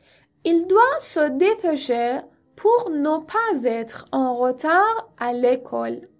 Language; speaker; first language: French; non-native, fluent; Persian